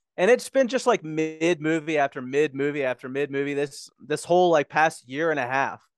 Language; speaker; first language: English; native; English